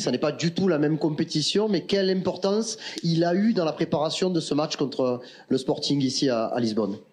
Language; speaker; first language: French; native; French